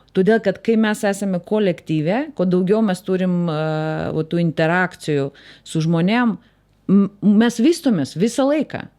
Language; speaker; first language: Lithuanian; non-native, local second language; Russian